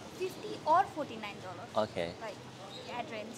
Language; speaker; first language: English; non-native, local second language; Nepali